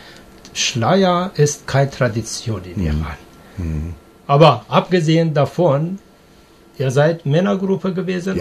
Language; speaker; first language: German; non-native, learner; Persian